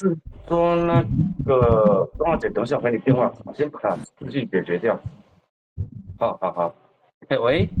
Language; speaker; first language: Chinese; native; Chinese